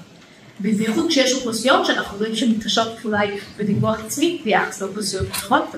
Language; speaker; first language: Hebrew; native; Hebrew